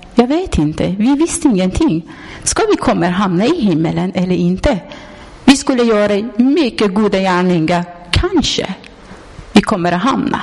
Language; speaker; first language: Swedish; non-native, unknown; Persian